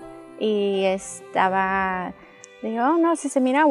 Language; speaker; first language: Spanish; early bilingual, other home language; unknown